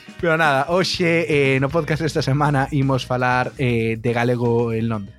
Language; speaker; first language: Galician; native; Galician